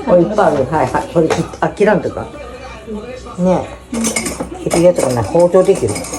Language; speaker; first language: Japanese; native; Japanese